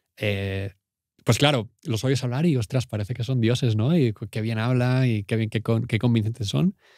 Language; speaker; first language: Spanish; native; Spanish